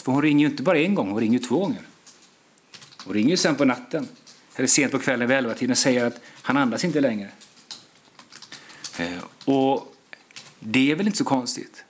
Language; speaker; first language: Swedish; native; Swedish